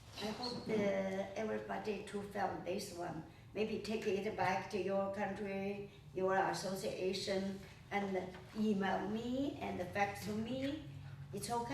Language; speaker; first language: English; non-native, learner; Chinese